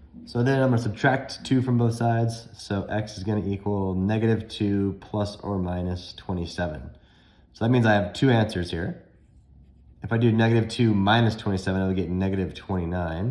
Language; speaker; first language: English; native; English